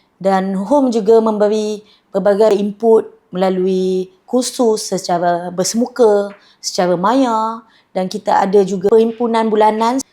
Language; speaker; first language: Malay; native; Malay